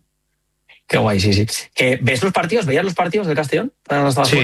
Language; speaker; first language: Spanish; native; Spanish